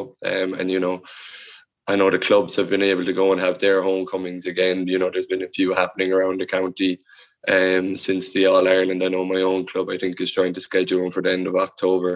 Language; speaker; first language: English; native; English